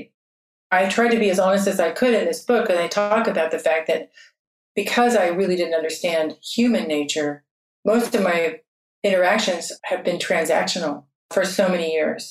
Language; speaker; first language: English; native; English